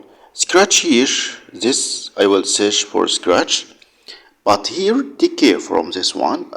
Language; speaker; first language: English; non-native, learner; Arabic